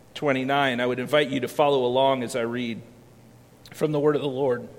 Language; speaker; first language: English; native; English